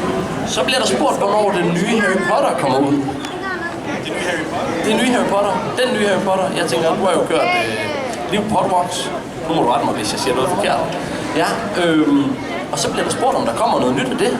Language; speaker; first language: Danish; native; Danish